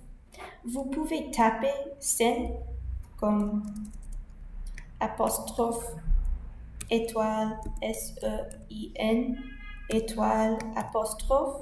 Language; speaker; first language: French; non-native, learner; English